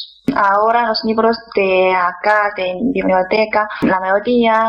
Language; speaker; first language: Spanish; non-native, fluent; Chinese